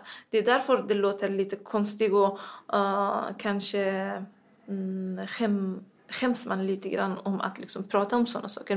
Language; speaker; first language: Swedish; non-native, fluent; Persian